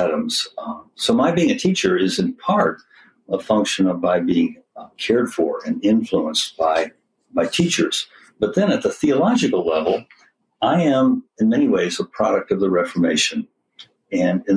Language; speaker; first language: English; native; English